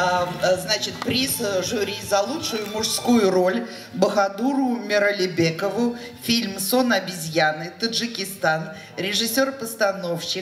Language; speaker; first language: Russian; native; Russian